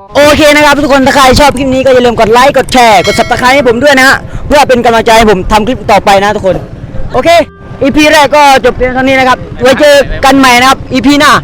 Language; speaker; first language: Thai; non-native, local second language; Pattani Malay